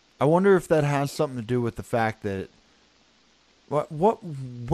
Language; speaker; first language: English; native; English